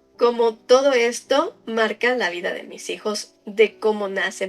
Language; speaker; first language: Spanish; native; Spanish